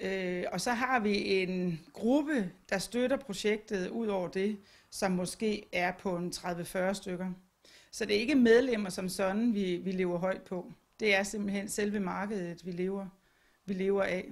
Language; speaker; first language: Danish; native; Danish